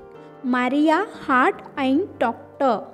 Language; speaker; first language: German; non-native, learner; English